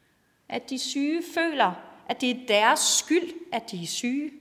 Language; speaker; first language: Danish; native; Danish